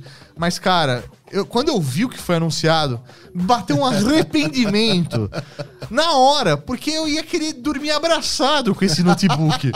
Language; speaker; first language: Portuguese; native; Portuguese